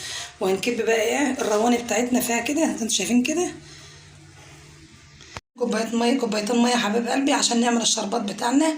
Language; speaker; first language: Arabic; native; Arabic